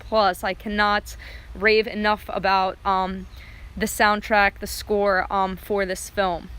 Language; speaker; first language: English; native; English